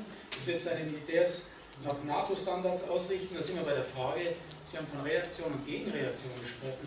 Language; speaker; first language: German; native; German